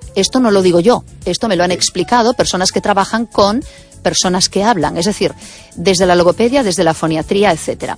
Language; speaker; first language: Spanish; native; Spanish